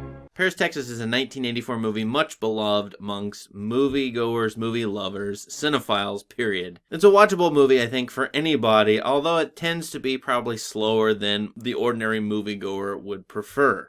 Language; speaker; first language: English; native; English